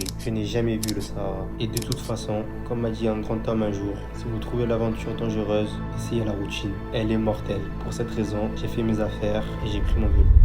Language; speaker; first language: French; native; French